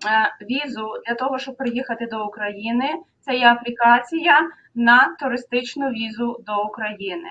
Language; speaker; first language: Ukrainian; native; Ukrainian